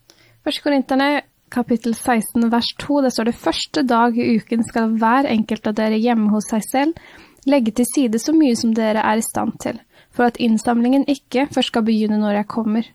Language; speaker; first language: Norwegian; native; Norwegian